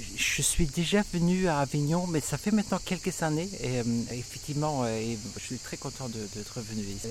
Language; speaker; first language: French; non-native, fluent; Swedish